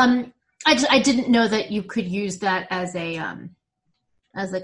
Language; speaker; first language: English; native; English